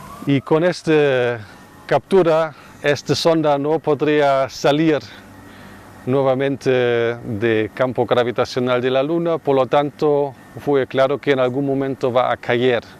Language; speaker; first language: Spanish; non-native, fluent; German